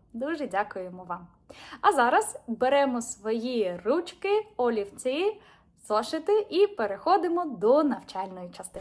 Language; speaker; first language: Ukrainian; native; Ukrainian